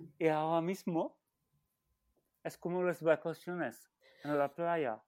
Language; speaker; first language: Spanish; non-native, learner; French